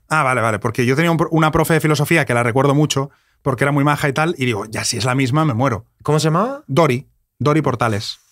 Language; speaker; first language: Spanish; native; Spanish